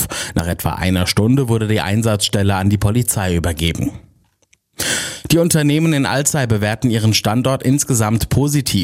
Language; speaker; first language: German; native; German